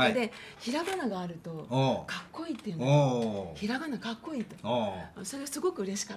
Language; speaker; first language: Japanese; native; Japanese